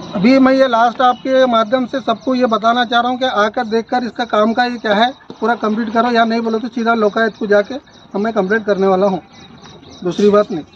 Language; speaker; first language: Hindi; non-native, local second language; Kannada